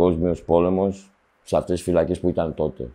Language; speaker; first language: Greek; early bilingual, heritage; Greek